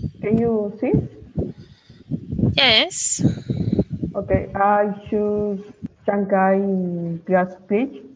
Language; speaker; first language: English; non-native, learner; Spanish